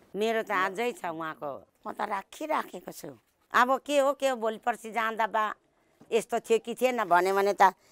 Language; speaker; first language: Nepali; native; Nepali